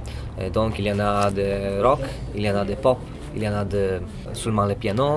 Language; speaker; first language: French; non-native, learner; Italian